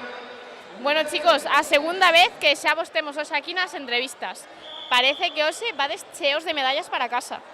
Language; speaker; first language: Galician; native; Galician